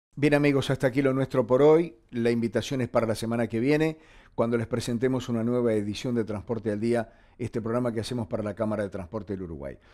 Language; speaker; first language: Spanish; native; Spanish